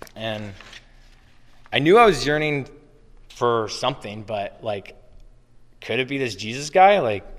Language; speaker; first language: English; native; English